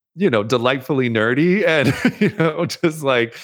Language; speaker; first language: English; native; English